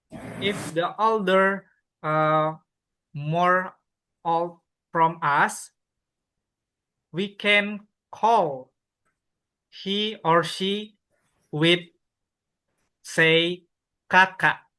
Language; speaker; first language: English; non-native, learner; Indonesian